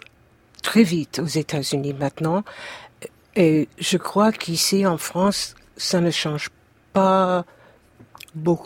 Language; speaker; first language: French; non-native, fluent; English